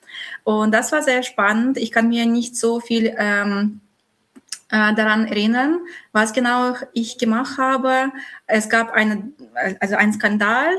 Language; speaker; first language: German; non-native, fluent; Russian